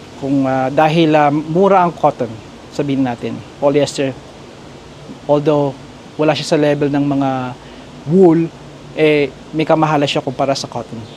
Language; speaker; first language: Filipino; native; Filipino